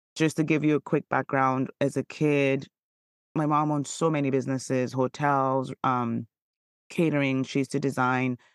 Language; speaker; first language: English; non-native, local second language; Yoruba